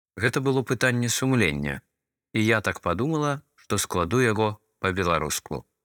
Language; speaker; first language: Belarusian; non-native, local second language; Russian